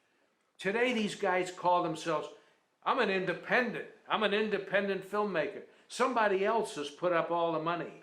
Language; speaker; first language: English; native; English